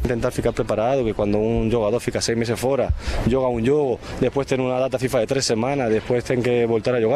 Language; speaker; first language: Portuguese; non-native, fluent; Spanish